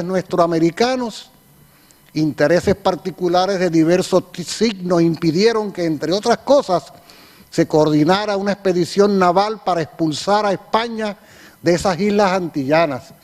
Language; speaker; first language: Spanish; native; Spanish